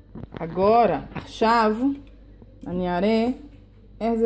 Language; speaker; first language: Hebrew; non-native, fluent; Portuguese